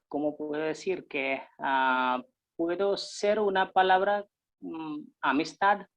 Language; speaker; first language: Spanish; non-native, fluent; Hindi